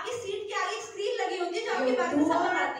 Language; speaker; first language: Hindi; native; Hindi